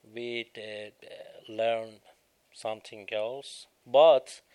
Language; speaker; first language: English; non-native, learner; Persian